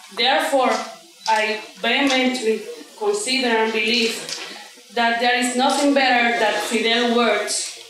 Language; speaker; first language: English; non-native, fluent; Spanish